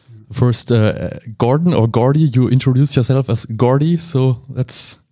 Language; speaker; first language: English; non-native, fluent; German